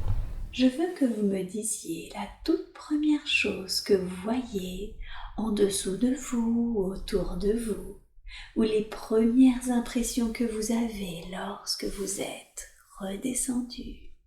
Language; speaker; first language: French; native; French